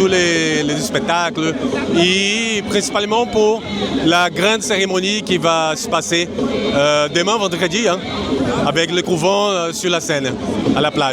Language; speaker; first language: French; non-native, learner; Portuguese